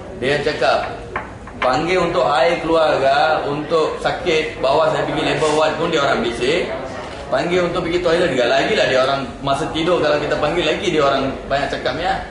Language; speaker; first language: Malay; non-native, local second language; Tamil